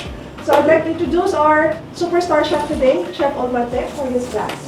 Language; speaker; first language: English; non-native, local second language; Filipino